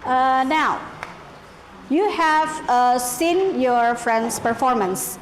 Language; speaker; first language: English; non-native, learner; Indonesian